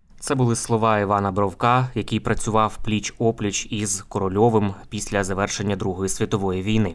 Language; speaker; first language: Ukrainian; native; Ukrainian